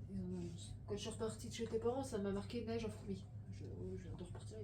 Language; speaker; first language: French; native; French